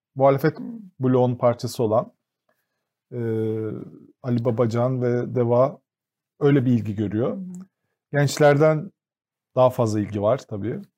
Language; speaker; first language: Turkish; native; Turkish